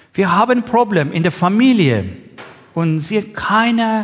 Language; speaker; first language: German; non-native, learner; Persian